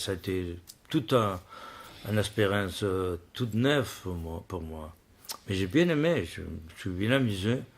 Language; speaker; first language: French; non-native, learner; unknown